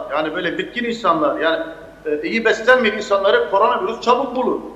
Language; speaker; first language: Turkish; native; Turkish